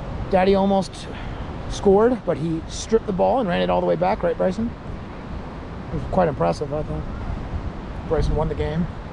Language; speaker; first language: English; native; English